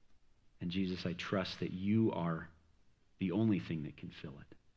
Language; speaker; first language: English; native; English